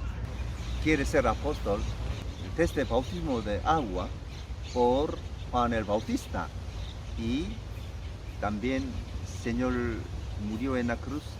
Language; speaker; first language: Spanish; non-native, learner; Korean